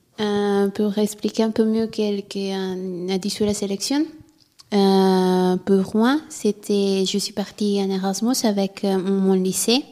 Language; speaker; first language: French; non-native, learner; Italian